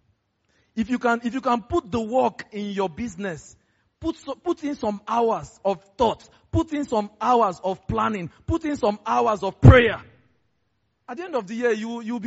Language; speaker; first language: English; non-native, local second language; Yoruba